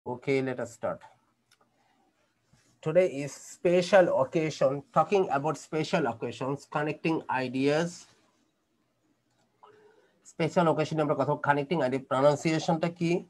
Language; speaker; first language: English; non-native, fluent; Bangla